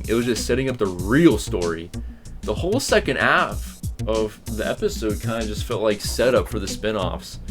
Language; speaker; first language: English; native; English